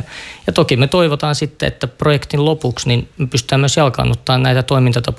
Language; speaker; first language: Finnish; native; Finnish